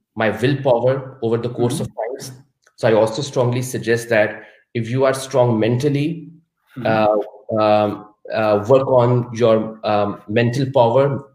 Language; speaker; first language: English; non-native, local second language; Urdu